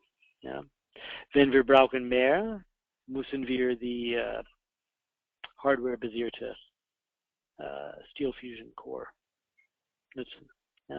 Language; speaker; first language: German; non-native, fluent; English